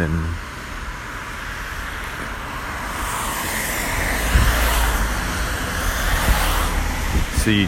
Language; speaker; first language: English; native; English